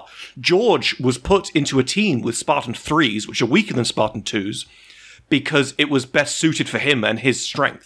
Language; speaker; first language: English; native; English